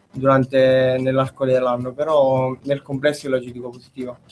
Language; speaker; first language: Italian; native; Italian